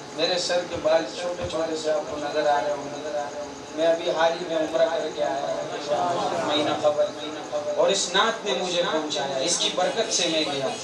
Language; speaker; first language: Urdu; non-native, local second language; Pashto